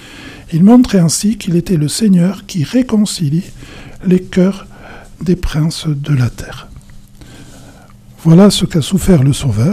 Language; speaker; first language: French; native; French